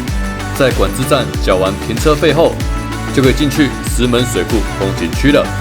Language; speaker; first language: Chinese; native; Chinese